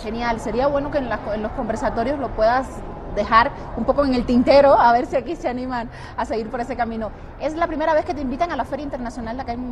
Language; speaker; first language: Spanish; native; Spanish